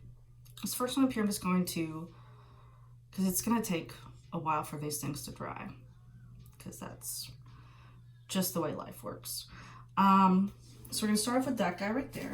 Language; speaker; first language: English; native; English